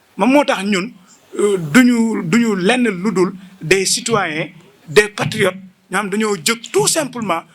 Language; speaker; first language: Wolof; non-native, local second language; Fula